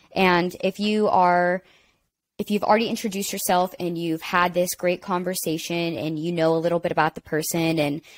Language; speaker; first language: English; native; English